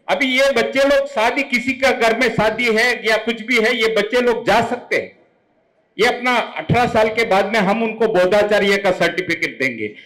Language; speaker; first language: Hindi; non-native, local second language; Marathi